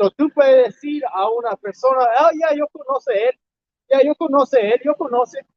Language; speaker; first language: Spanish; non-native, learner; English